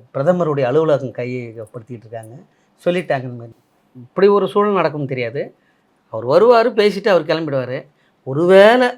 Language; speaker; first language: Tamil; native; Tamil